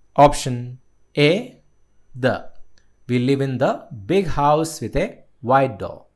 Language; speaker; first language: English; non-native, local second language; Malayalam